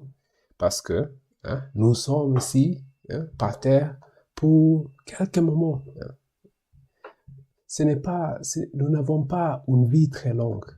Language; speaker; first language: French; non-native, learner; English